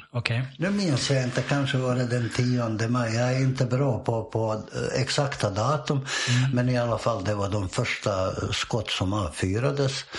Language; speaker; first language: Swedish; non-native, fluent; Bosnian